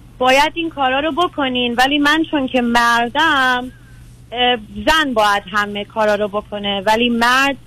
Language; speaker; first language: Persian; early bilingual, heritage; Persian